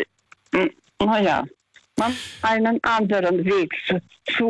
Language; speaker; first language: German; non-native, fluent; Russian